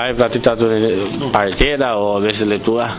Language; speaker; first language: Basque; non-native, learner; Portuguese